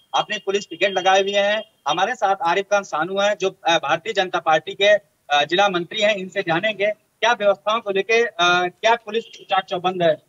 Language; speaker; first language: Hindi; native; Hindi